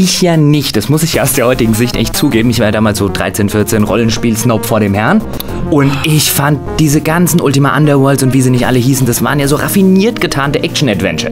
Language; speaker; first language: German; native; German